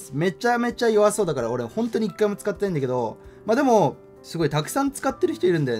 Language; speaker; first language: Japanese; native; Japanese